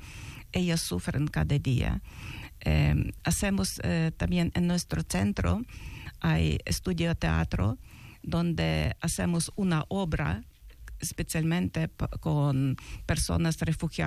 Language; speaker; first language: Spanish; non-native, learner; Ukrainian